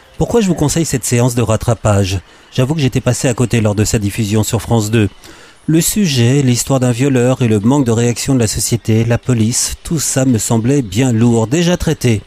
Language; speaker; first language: French; native; French